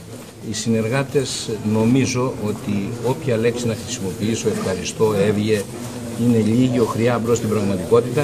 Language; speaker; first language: Greek; native; Greek